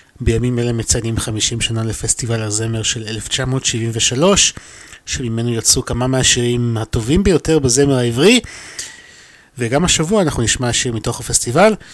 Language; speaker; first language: Hebrew; native; Hebrew